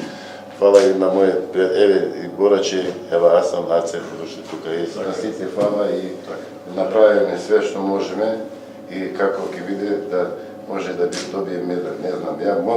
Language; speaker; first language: Macedonian; non-native, learner; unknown